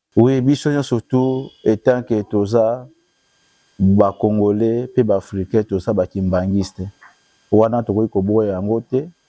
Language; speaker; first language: Lingala; non-native, local second language; Kongo